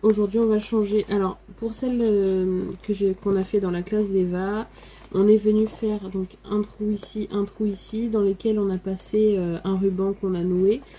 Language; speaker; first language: French; native; French